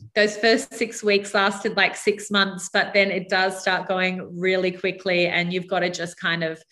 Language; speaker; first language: English; native; English